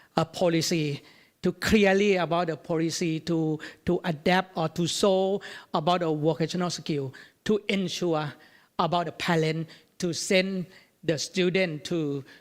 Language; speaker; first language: English; non-native, learner; Thai